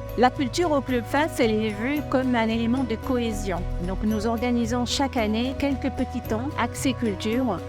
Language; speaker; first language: French; native; French